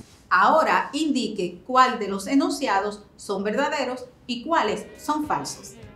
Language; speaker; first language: Spanish; native; Spanish